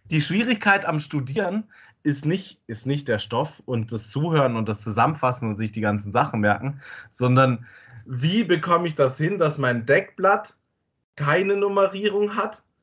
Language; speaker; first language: German; native; German